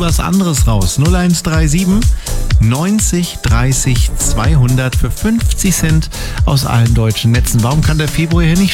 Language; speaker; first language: German; native; German